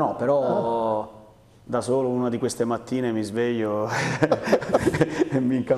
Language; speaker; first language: Italian; native; Italian